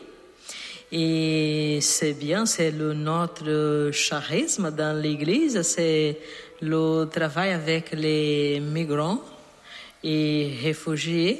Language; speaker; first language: French; non-native, learner; Portuguese